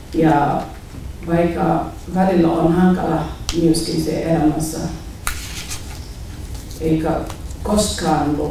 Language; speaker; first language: Finnish; non-native, learner; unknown